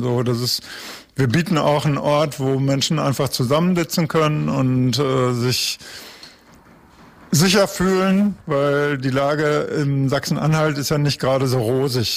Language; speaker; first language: German; native; German